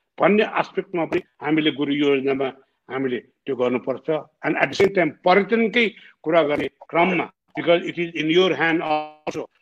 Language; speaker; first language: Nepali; native; Nepali